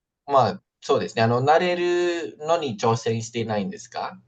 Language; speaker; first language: Japanese; non-native, fluent; Indonesian